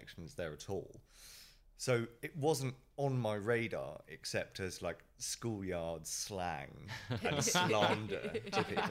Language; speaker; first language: English; native; English